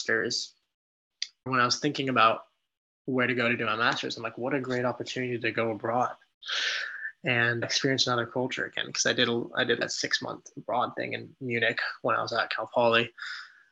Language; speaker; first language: English; native; English